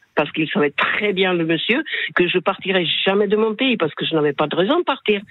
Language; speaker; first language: French; non-native, fluent; Slovak